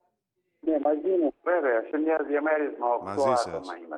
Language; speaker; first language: Greek; non-native, learner; Ukrainian